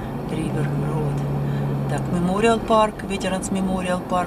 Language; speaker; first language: English; non-native, fluent; Russian